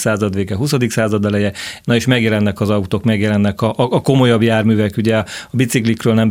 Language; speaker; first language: Hungarian; native; Hungarian